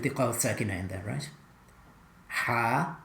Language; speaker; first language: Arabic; non-native, fluent; English